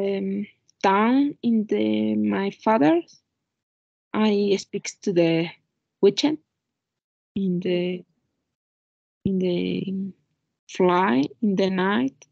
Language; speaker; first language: English; non-native, learner; Spanish